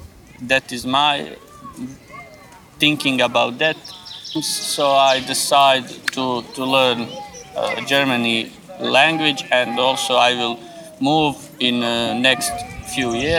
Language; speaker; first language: English; non-native, learner; Croatian